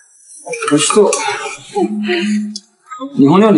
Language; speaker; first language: Japanese; non-native, learner; Chinese